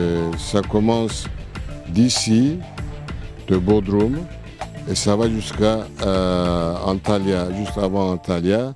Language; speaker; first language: French; non-native, fluent; Turkish